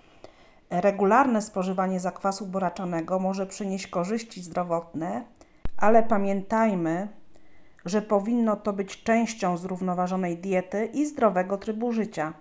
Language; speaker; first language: Polish; native; Polish